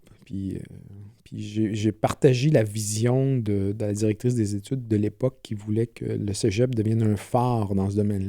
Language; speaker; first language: French; native; French